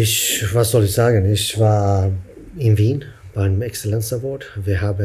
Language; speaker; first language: German; non-native, fluent; Swedish